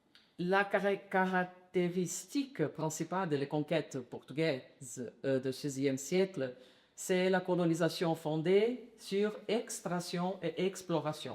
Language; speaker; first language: French; non-native, learner; Portuguese